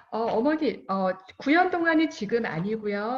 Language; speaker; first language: Korean; native; Korean